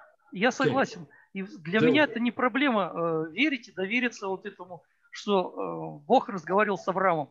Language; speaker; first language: Russian; native; Russian